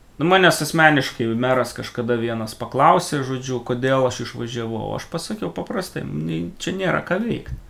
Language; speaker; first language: Lithuanian; native; Lithuanian